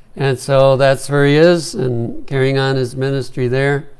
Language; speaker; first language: English; native; English